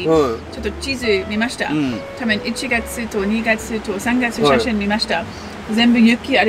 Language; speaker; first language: Japanese; non-native, learner; English